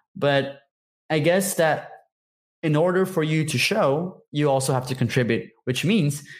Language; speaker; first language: English; non-native, fluent; Portuguese